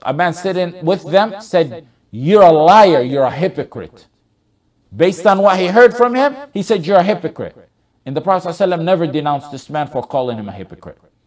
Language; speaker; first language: English; early bilingual, other home language; Arabic